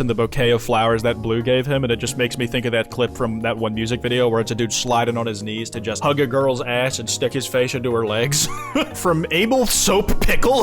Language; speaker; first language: English; native; English